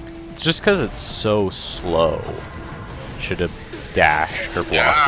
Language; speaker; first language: English; native; English